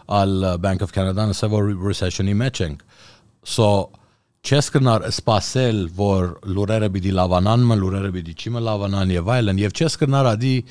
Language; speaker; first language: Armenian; early bilingual, heritage; Armenian